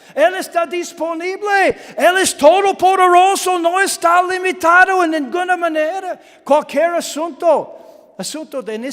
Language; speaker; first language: Spanish; non-native, learner; English